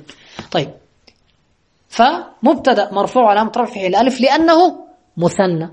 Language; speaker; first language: Arabic; native; Arabic